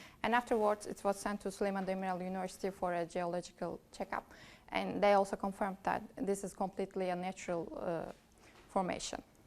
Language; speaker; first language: English; non-native, fluent; Turkish